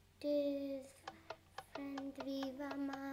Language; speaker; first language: Welsh; non-native, local second language; English